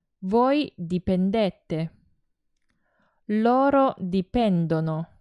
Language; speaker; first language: Italian; non-native, fluent; Chinese